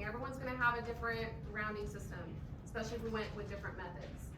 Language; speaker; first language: English; native; English